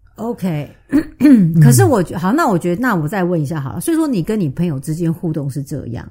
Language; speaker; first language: Chinese; native; Chinese